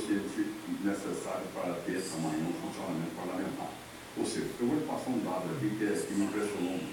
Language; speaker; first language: Portuguese; native; Portuguese